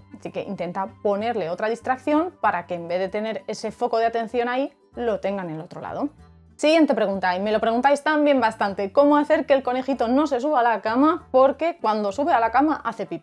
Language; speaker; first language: Spanish; native; Spanish